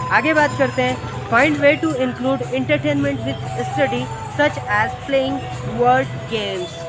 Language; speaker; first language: Hindi; native; Hindi